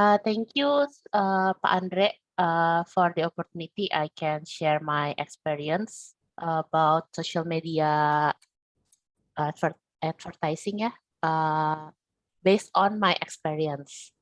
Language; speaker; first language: English; non-native, learner; Indonesian